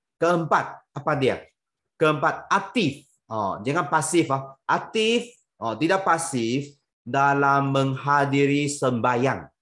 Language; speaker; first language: Malay; non-native, local second language; Chinese